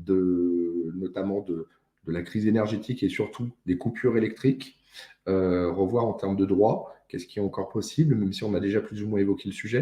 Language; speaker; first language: French; native; French